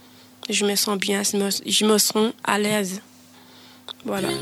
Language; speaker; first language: French; non-native, learner; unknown